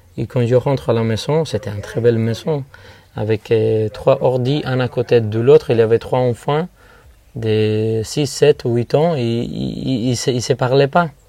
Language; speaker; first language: French; non-native, fluent; Spanish